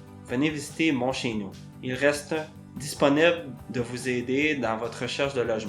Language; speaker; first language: French; native; French